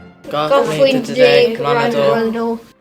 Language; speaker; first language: Irish; non-native, local second language; English